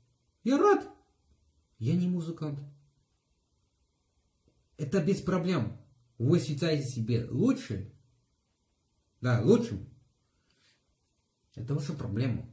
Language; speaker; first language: Russian; non-native, learner; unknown